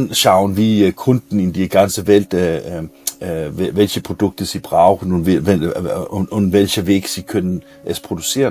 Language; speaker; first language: German; non-native, learner; Danish